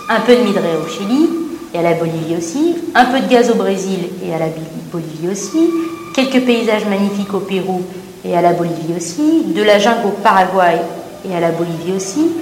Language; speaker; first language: French; native; French